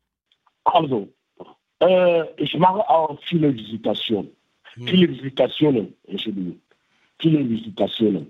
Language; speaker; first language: German; non-native, fluent; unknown